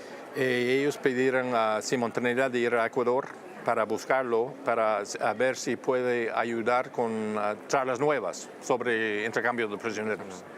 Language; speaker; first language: Spanish; non-native, fluent; English